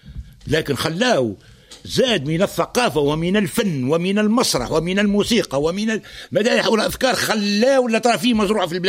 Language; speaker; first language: Arabic; native; Arabic